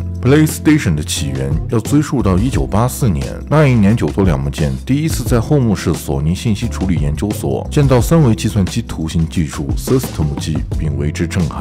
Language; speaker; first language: Chinese; native; Chinese